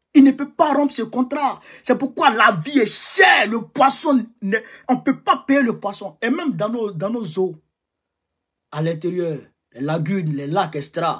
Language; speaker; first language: French; non-native, local second language; Bambara